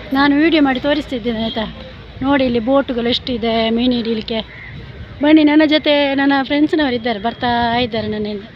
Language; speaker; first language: Kannada; non-native, local second language; Tulu